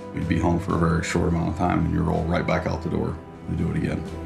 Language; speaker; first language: English; native; English